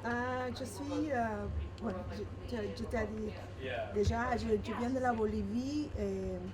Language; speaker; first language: French; non-native, learner; Spanish